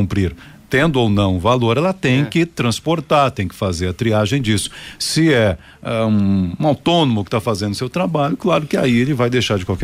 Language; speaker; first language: Portuguese; native; Portuguese